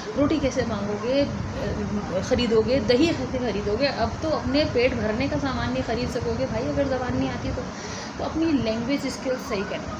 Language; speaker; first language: Urdu; native; Urdu